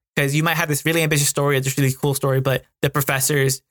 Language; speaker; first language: English; native; English